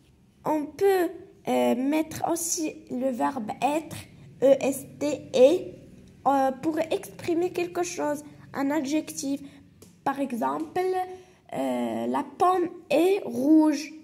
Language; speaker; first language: French; non-native, local second language; Arabic